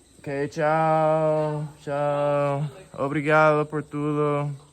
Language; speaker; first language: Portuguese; non-native, learner; English